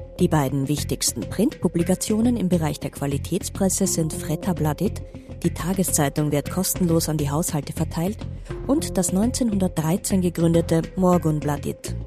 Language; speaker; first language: German; native; German